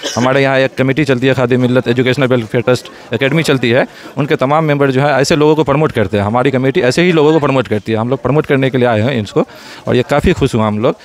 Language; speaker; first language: Hindi; native; Hindi